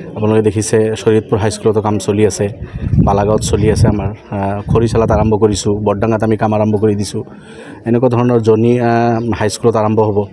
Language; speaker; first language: Assamese; non-native, local second language; Bangla